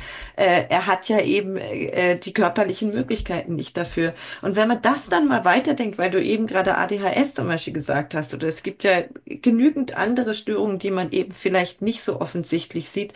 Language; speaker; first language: German; native; German